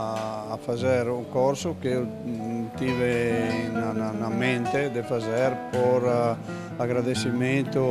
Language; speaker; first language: Portuguese; non-native, learner; Italian